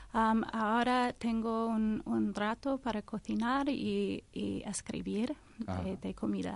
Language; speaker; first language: Spanish; non-native, learner; English